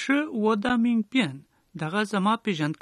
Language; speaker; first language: Chinese; non-native, learner; Pashto